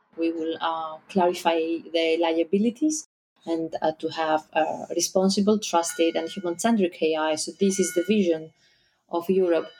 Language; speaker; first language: English; non-native, fluent; Greek